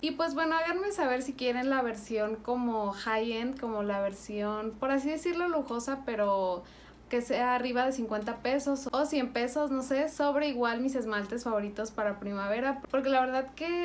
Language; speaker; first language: Spanish; native; Spanish